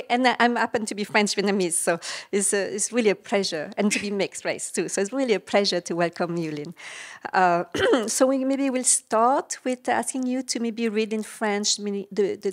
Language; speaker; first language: English; non-native, fluent; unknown